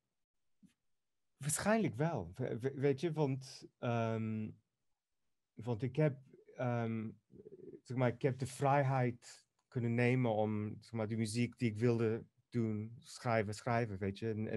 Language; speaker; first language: Dutch; non-native, fluent; Greek